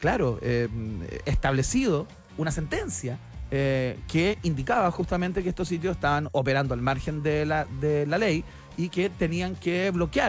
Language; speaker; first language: Spanish; native; Spanish